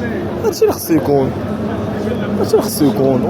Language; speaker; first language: Arabic; native; Arabic